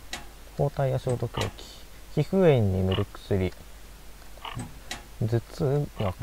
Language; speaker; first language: Japanese; native; Japanese